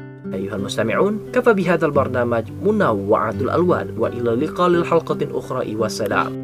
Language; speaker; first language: Arabic; non-native, fluent; Indonesian